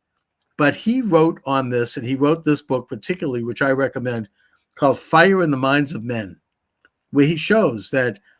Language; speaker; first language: English; native; English